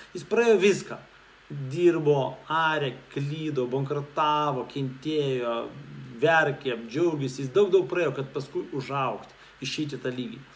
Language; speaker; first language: Lithuanian; non-native, local second language; Russian